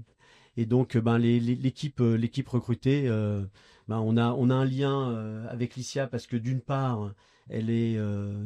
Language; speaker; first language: French; native; French